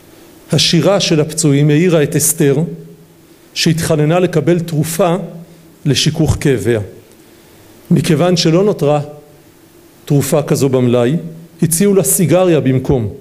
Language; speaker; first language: Hebrew; native; Hebrew